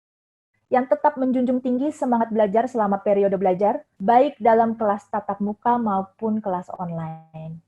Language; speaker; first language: Indonesian; native; Indonesian